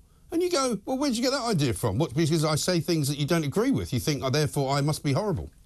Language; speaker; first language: English; native; English